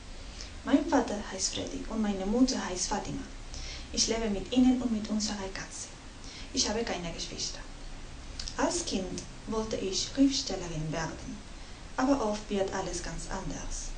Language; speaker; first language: German; non-native, learner; Spanish